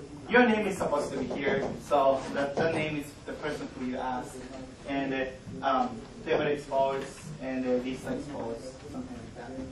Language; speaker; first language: English; non-native, fluent; Japanese